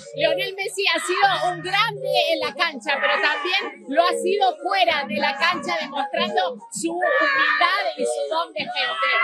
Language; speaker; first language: Spanish; native; Spanish